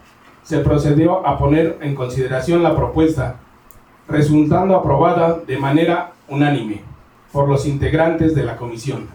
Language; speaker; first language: Spanish; native; Spanish